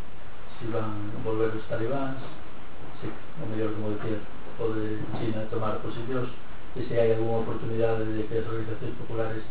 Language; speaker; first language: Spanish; non-native, local second language; Galician